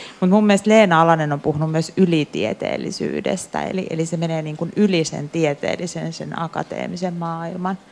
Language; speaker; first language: Finnish; native; Finnish